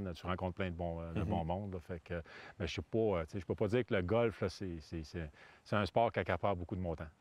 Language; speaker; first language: French; native; French